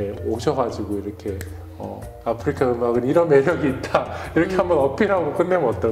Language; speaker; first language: Korean; native; Korean